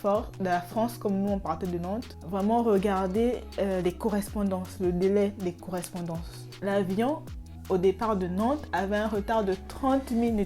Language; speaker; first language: French; native; French